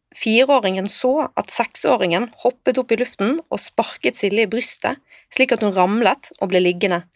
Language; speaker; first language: Norwegian; native; Norwegian